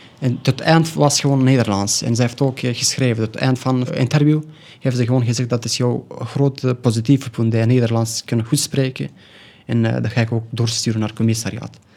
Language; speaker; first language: Dutch; non-native, learner; Pashto